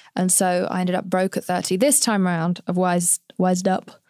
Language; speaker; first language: English; native; English